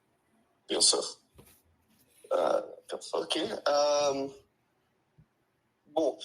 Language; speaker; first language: French; non-native, learner; English